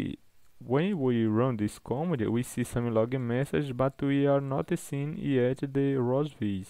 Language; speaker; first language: English; non-native, fluent; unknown